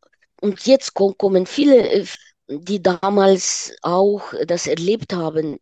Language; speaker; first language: German; non-native, fluent; Ukrainian